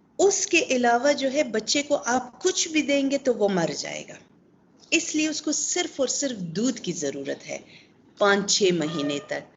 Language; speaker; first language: Urdu; non-native, local second language; Pashto